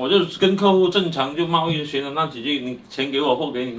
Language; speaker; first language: Chinese; native; Chinese